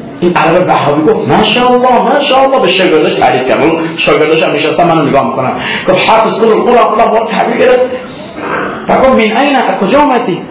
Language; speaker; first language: Persian; non-native, local second language; Azerbaijani